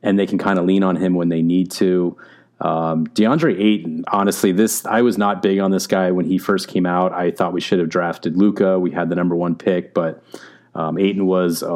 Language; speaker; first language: English; native; English